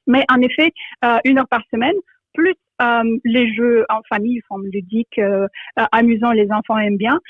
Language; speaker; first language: French; non-native, fluent; Russian